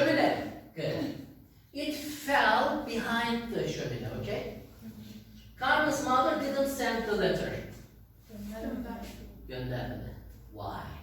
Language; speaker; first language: English; non-native, fluent; Turkish